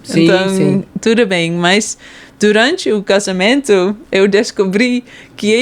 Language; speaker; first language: Portuguese; non-native, fluent; Dutch